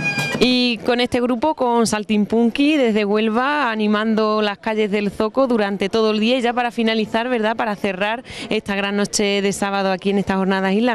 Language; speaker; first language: Spanish; native; Spanish